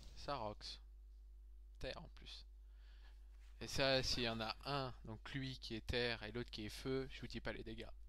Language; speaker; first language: French; native; French